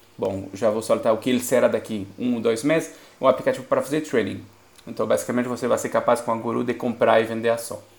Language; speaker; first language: Portuguese; non-native, fluent; French